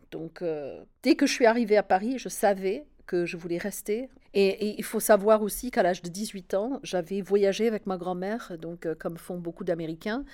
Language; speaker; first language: French; non-native, fluent; English